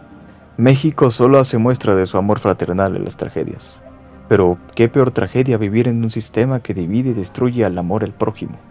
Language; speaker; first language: Spanish; native; Spanish